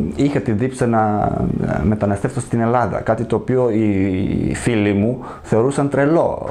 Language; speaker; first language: Greek; non-native, fluent; Serbian